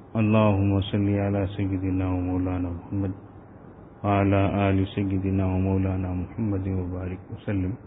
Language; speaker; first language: Urdu; native; Urdu